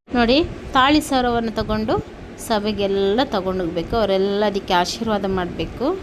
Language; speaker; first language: Kannada; non-native, local second language; Tulu